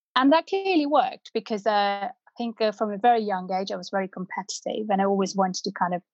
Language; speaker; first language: English; non-native, local second language; Punjabi